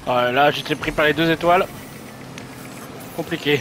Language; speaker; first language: French; native; French